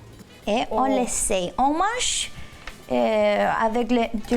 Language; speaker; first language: French; non-native, fluent; Spanish